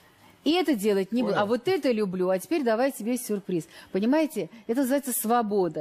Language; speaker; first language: Russian; native; Russian